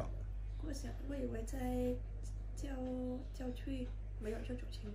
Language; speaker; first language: Chinese; non-native, learner; Vietnamese